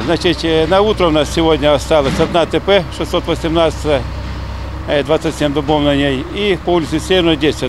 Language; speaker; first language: Russian; native; Russian